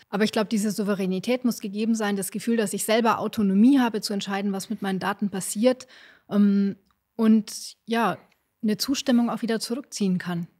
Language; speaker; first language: German; native; German